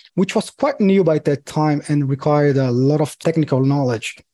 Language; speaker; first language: English; non-native, fluent; Portuguese